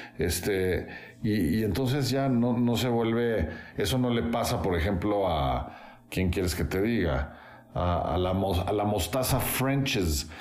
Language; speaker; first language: Spanish; native; Spanish